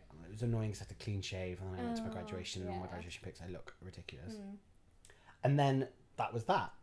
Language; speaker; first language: English; native; English